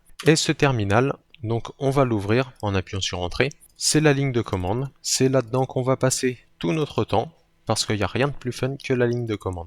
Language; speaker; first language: French; native; French